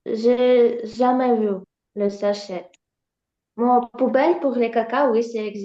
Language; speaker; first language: French; non-native, learner; Russian